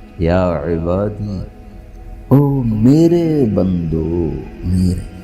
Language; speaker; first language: Urdu; non-native, local second language; Punjabi